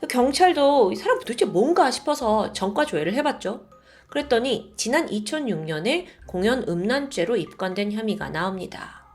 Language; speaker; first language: Korean; native; Korean